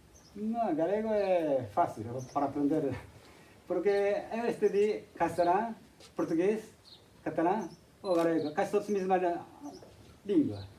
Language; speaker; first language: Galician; non-native, fluent; Japanese